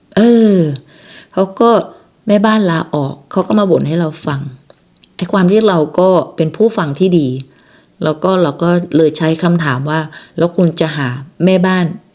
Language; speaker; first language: Thai; native; Thai